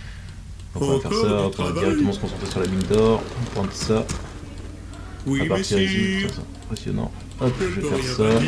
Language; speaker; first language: French; native; French